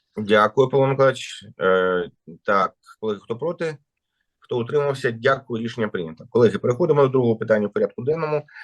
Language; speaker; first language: Ukrainian; non-native, local second language; Russian